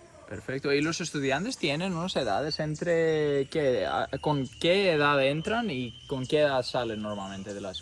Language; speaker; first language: Spanish; non-native, fluent; Greek